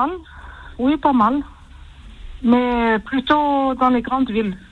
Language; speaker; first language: French; early bilingual, heritage; French